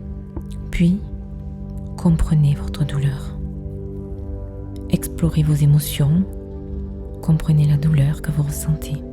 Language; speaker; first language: French; native; French